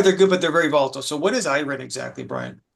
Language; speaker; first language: English; native; English